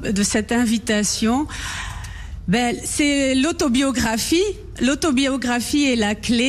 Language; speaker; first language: French; non-native, local second language; Dutch